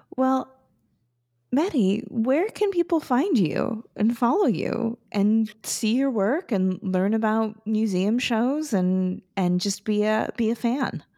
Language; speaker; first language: English; native; English